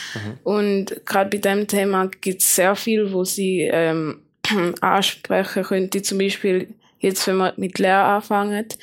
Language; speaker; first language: German; native; German